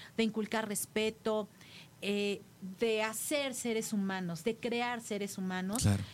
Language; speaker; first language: Spanish; native; Spanish